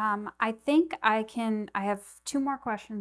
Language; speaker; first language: English; native; English